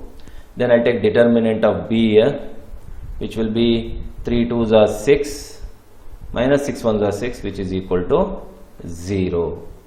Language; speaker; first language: English; non-native, local second language; Kannada